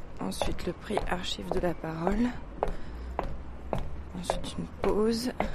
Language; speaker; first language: French; native; French